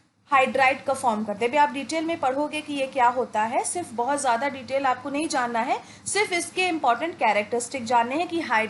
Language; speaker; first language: Hindi; native; Hindi